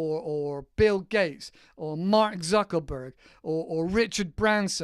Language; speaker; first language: English; native; English